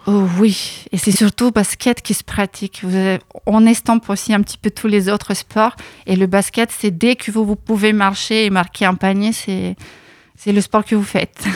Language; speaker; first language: French; non-native, fluent; Lithuanian